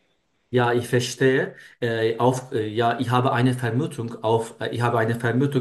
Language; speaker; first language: German; non-native, learner; Turkish